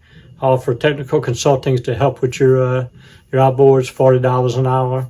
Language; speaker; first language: English; native; English